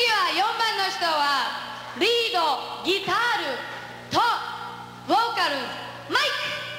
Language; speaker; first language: Japanese; non-native, learner; English